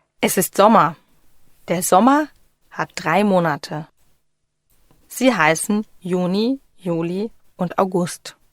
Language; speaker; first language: German; non-native, fluent; Ukrainian